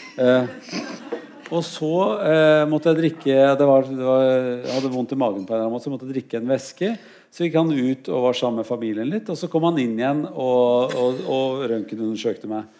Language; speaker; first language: Norwegian; native; Norwegian